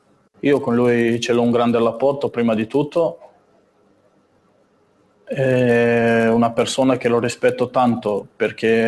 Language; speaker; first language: Italian; non-native, fluent; Serbian